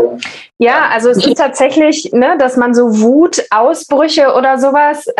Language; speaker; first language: German; native; German